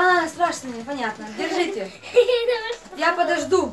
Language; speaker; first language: Russian; native; Russian